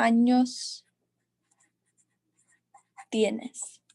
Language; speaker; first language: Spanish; non-native, learner; English